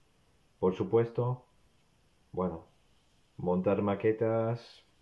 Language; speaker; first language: Spanish; non-native, fluent; French